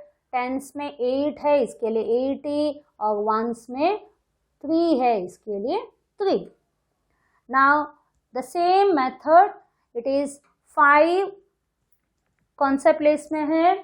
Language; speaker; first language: Hindi; non-native, local second language; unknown